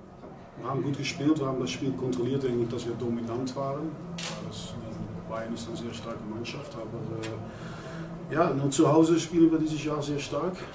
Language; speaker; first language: German; non-native, fluent; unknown